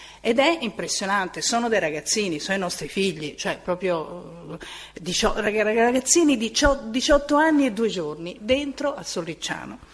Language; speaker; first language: Italian; native; Italian